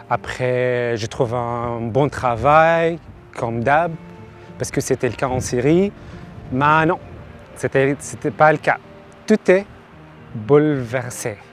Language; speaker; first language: French; non-native, learner; Arabic